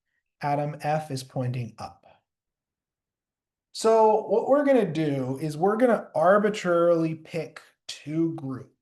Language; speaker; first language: English; native; English